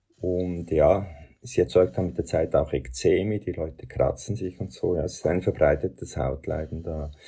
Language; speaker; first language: German; native; German